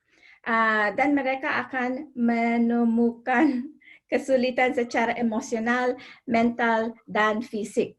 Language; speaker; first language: Indonesian; non-native, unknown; English